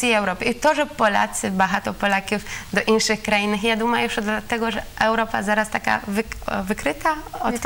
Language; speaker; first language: Ukrainian; non-native, learner; Polish